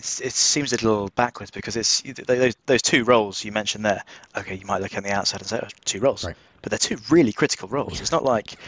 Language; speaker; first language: English; native; English